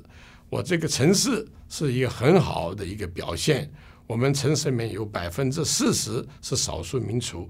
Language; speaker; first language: Chinese; non-native, local second language; Cantonese